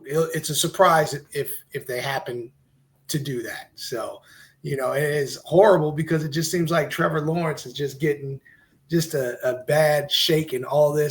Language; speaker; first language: English; native; English